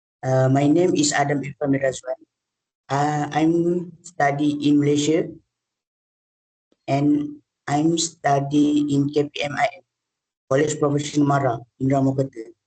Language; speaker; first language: English; non-native, learner; Malay